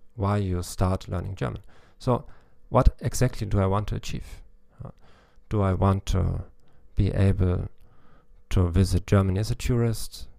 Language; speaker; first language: English; non-native, fluent; German